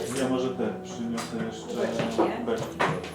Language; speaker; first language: Polish; native; Polish